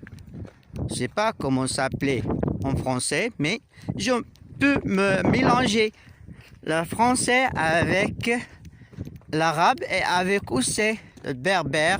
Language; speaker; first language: French; non-native, learner; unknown